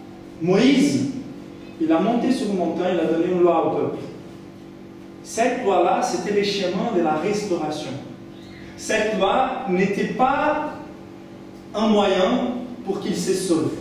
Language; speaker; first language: French; non-native, fluent; Portuguese